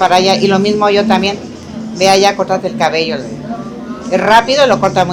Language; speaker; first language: Spanish; native; Spanish